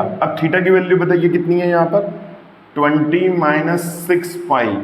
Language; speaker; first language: Hindi; native; Hindi